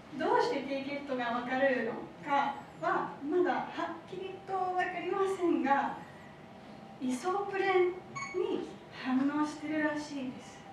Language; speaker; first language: Japanese; non-native, fluent; English